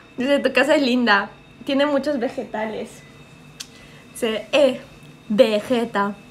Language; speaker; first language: Spanish; early bilingual, heritage; Spanish